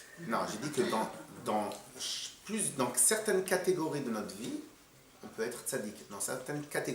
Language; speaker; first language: French; native; French